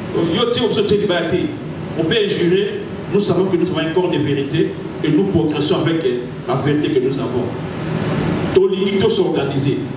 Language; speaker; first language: French; non-native, local second language; Lingala